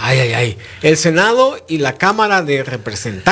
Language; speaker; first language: Spanish; native; Spanish